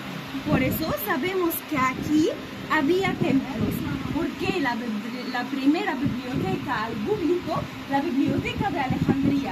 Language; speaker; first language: Spanish; non-native, fluent; Arabic